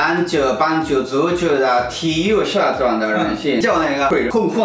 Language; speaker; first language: Chinese; non-native, learner; Japanese